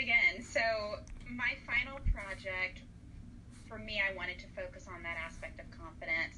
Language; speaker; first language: English; native; English